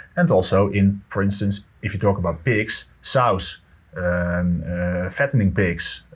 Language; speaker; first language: English; non-native, fluent; Dutch